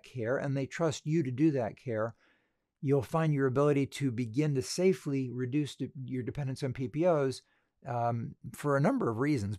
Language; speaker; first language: English; native; English